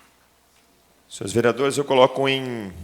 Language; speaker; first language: Portuguese; native; Portuguese